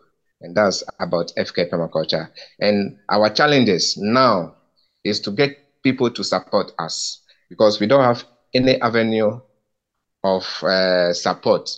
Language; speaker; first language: English; non-native, local second language; Ewe